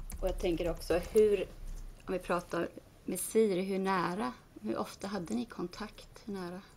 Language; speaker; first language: Swedish; native; Swedish